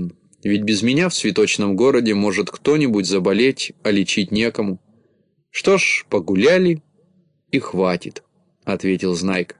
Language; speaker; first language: Russian; native; Russian